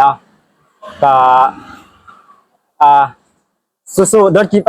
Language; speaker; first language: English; non-native, learner; Northeastern Thai